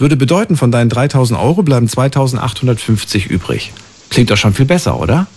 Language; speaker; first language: German; native; German